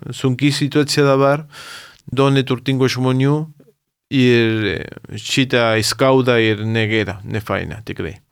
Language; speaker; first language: Lithuanian; early bilingual, heritage; Lithuanian